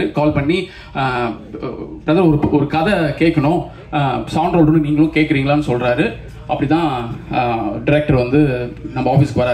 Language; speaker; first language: Tamil; native; Tamil